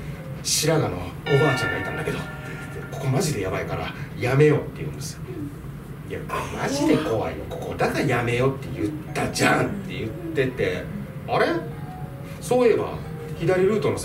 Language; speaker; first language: Japanese; native; Japanese